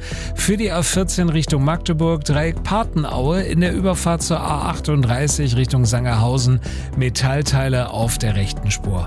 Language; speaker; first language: German; native; German